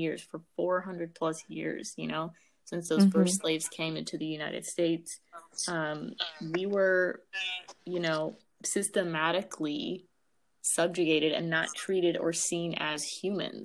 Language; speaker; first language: English; early bilingual, other home language; Amharic